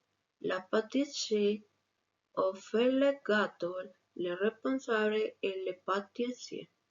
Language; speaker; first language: French; non-native, learner; Spanish